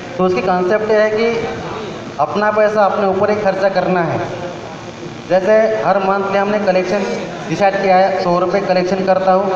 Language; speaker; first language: Hindi; non-native, local second language; Marathi